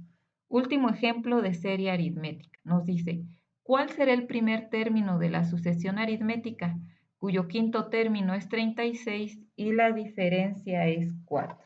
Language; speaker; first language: Spanish; native; Spanish